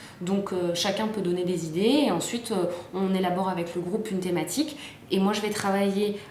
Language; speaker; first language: French; native; French